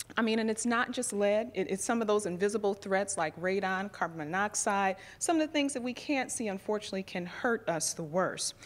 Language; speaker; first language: English; native; English